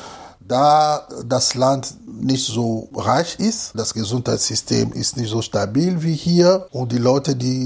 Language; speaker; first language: German; non-native, fluent; Lingala